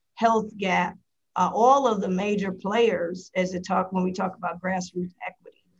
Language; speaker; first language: English; native; English